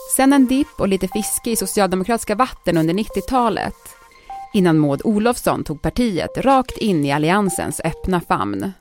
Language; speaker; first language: Swedish; native; Swedish